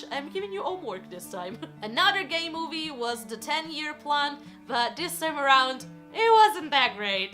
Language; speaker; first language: English; non-native, fluent; Italian